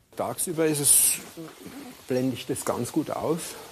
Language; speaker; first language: German; non-native, fluent; Slovenian